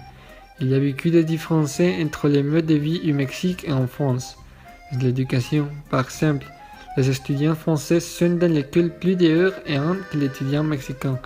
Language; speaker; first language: French; non-native, learner; Spanish